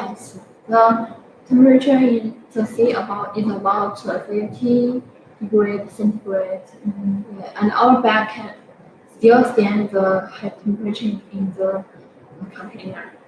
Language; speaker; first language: English; non-native, fluent; Chinese